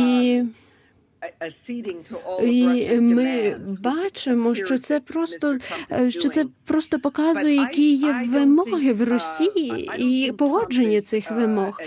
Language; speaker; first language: Ukrainian; non-native, fluent; English